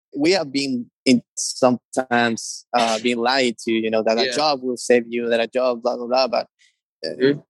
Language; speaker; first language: English; non-native, fluent; Spanish